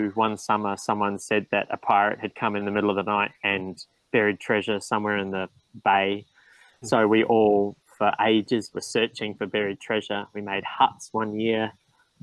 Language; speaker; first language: English; native; English